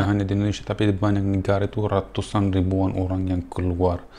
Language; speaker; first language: Indonesian; non-native, fluent; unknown